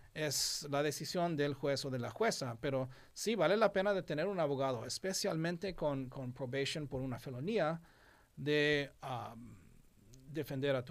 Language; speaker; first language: Spanish; non-native, fluent; English